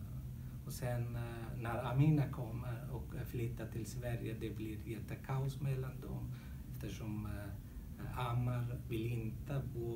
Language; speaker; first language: Swedish; non-native, learner; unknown